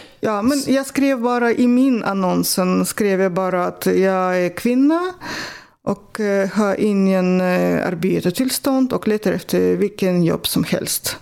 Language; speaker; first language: Swedish; non-native, fluent; Russian